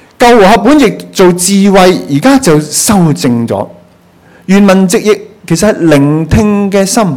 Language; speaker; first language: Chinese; non-native, local second language; Cantonese